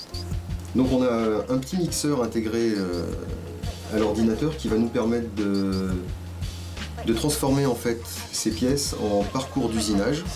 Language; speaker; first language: French; native; French